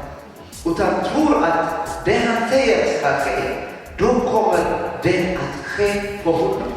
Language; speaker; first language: Swedish; non-native, fluent; Tigrinya